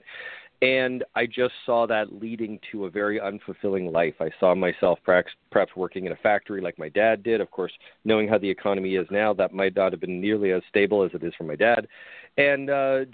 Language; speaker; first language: English; native; English